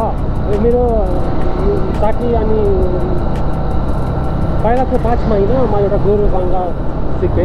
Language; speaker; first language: Nepali; non-native, learner; Swedish